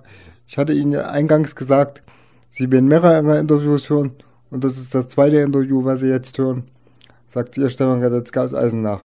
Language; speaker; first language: German; native; German